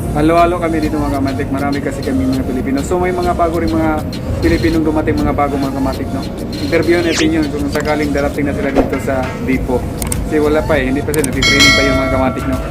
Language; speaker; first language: Filipino; non-native, local second language; Cebuano